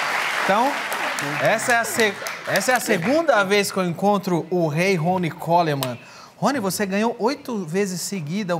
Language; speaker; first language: Portuguese; native; Portuguese